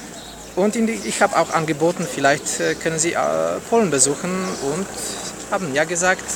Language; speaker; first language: German; non-native, fluent; Polish